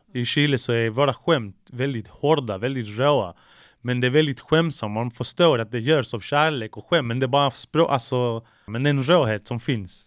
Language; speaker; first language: Swedish; early bilingual, other home language; Spanish